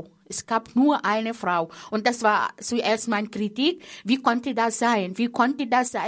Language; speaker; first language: German; non-native, fluent; Arabic